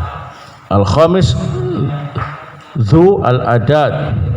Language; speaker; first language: Arabic; non-native, fluent; Indonesian